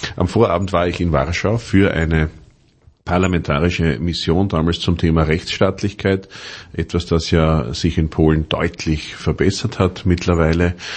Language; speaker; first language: German; native; German